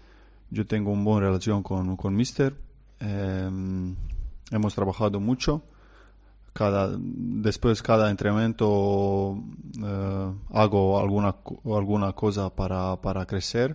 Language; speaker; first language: Spanish; non-native, learner; Croatian